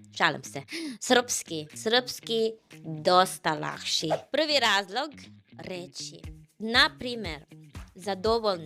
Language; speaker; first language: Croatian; non-native, fluent; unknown